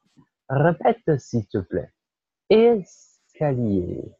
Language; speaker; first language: French; non-native, fluent; Portuguese